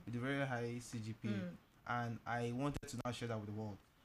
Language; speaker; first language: English; non-native, local second language; Igbo